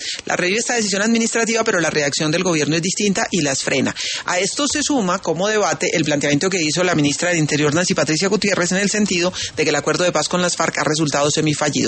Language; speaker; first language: Spanish; native; Spanish